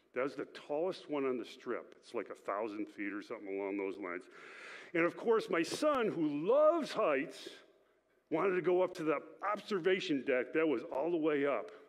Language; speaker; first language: English; native; English